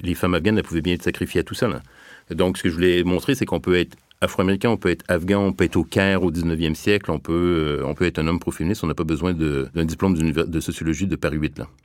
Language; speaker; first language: French; native; French